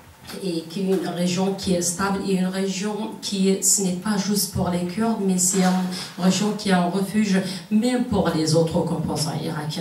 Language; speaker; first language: French; non-native, fluent; Kurdish